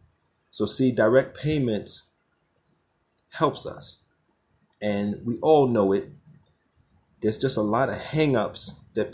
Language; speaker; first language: English; native; English